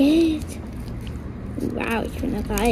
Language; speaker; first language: German; early bilingual, other home language; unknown